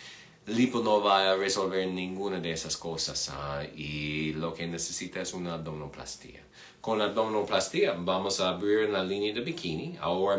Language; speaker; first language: Spanish; non-native, fluent; English